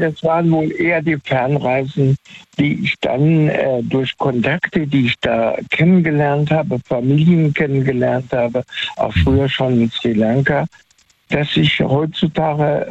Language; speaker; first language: German; native; German